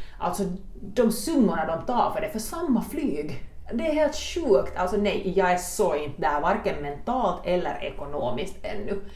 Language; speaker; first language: Swedish; native; Swedish